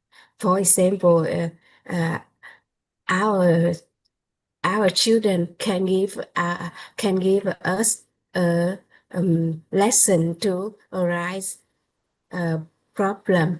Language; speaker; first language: English; non-native, learner; Vietnamese